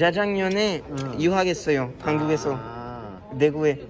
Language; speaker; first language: Korean; non-native, learner; French